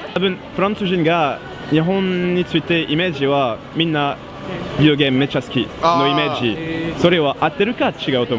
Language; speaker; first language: Japanese; non-native, fluent; French